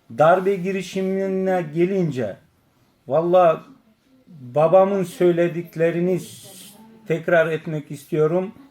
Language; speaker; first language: Turkish; native; Turkish